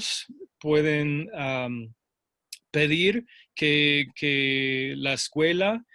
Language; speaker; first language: Spanish; non-native, fluent; English